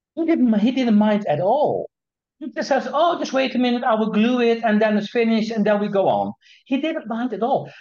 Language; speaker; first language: English; non-native, fluent; Dutch